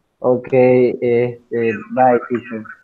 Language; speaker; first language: English; non-native, fluent; Spanish